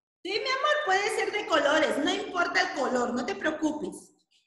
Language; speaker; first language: Spanish; native; Spanish